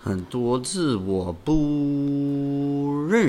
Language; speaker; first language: Chinese; non-native, learner; English